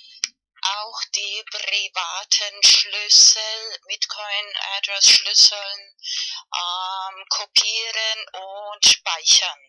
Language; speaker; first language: German; non-native, fluent; Spanish